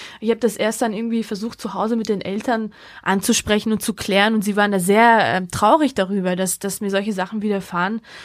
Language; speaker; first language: German; early bilingual, other home language; Georgian